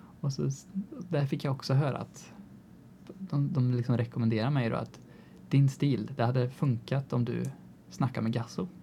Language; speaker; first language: Swedish; native; Swedish